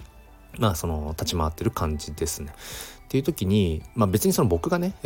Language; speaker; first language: Japanese; native; Japanese